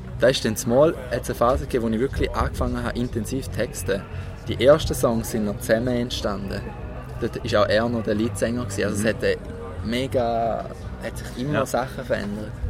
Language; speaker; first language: German; native; German